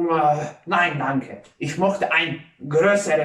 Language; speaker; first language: German; non-native, learner; Slovenian